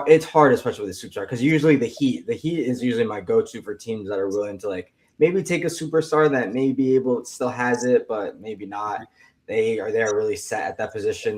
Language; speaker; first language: English; native; English